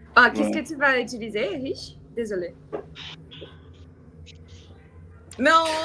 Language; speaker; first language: French; non-native, learner; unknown